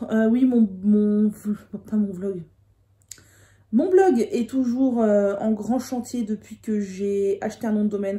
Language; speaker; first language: French; native; French